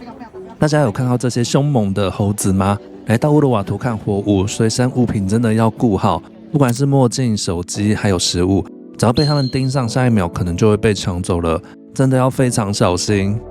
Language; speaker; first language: Chinese; native; Chinese